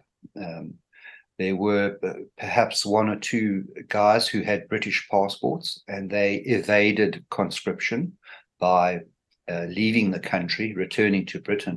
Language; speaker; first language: English; native; English